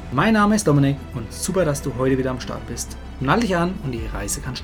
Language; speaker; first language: German; native; German